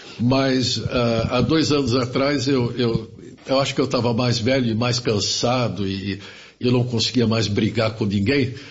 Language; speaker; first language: Portuguese; early bilingual, other home language; German